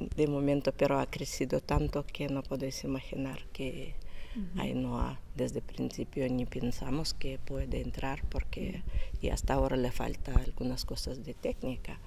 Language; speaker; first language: Spanish; non-native, learner; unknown